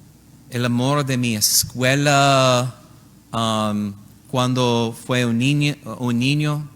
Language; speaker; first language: Spanish; non-native, learner; English